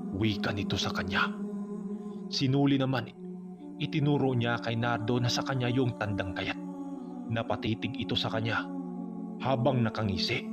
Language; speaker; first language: Filipino; non-native, local second language; Cebuano